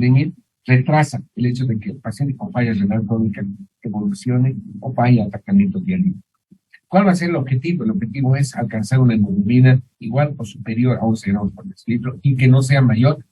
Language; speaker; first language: Spanish; native; Spanish